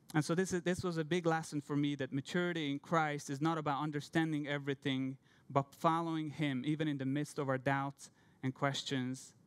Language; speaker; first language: English; non-native, fluent; Hungarian